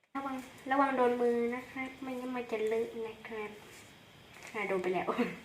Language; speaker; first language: Thai; native; Thai